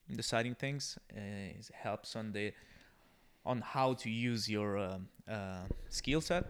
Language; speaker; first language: English; non-native, fluent; Italian